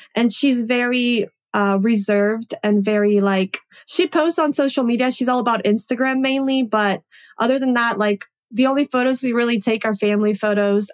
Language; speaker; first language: English; early bilingual, other home language; Polish